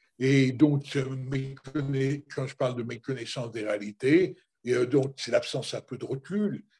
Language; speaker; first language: French; native; French